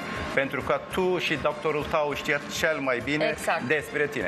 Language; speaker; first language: Romanian; non-native, learner; Turkish